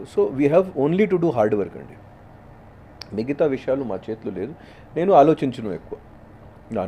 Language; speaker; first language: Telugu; non-native, local second language; Hindi